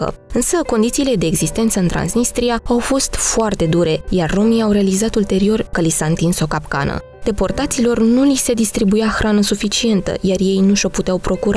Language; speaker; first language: Romanian; native; Romanian